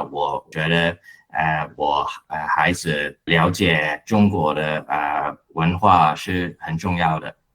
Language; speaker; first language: Chinese; non-native, learner; Cantonese